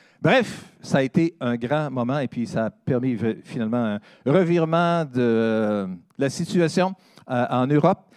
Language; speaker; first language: French; native; French